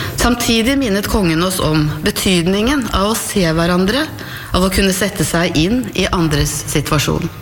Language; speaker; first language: Norwegian; native; Norwegian